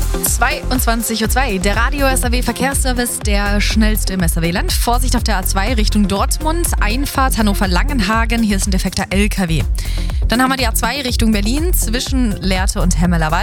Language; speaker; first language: German; native; German